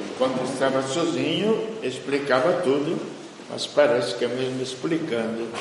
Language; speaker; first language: Portuguese; non-native, fluent; Italian